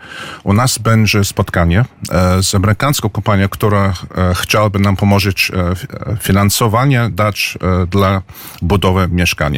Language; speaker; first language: Polish; early bilingual, heritage; English